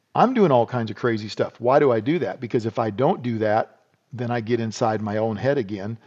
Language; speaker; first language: English; native; English